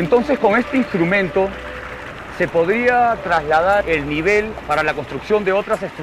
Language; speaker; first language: Spanish; native; Spanish